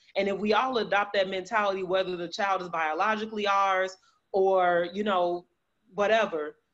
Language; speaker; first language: English; native; English